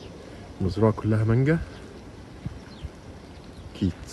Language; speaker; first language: Arabic; native; Arabic